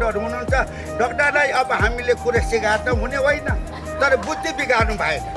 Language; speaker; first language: Nepali; non-native, local second language; Eastern Tamang